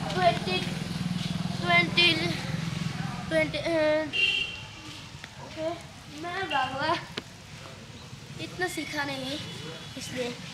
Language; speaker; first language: Hindi; non-native, learner; Bangla